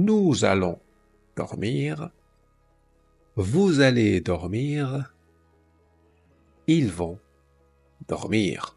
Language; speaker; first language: French; non-native, fluent; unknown